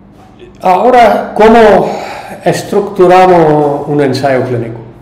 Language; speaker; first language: Spanish; non-native, learner; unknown